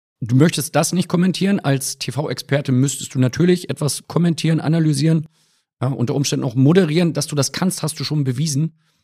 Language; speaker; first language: German; native; German